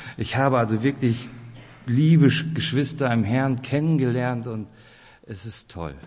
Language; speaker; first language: German; early bilingual, other home language; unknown